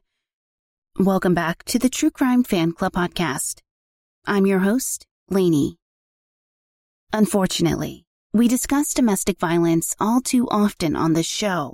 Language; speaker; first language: English; native; English